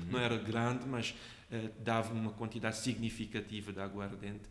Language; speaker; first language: Portuguese; non-native, local second language; Kabuverdianu